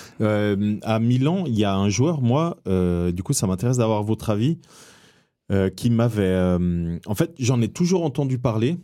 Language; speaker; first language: French; early bilingual, other home language; Portuguese